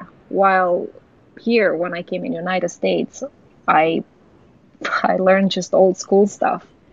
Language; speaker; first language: English; non-native, fluent; Romanian